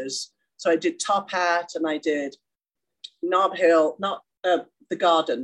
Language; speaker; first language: English; native; English